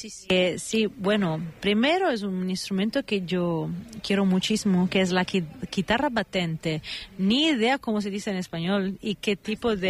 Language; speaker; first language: Spanish; non-native, fluent; Italian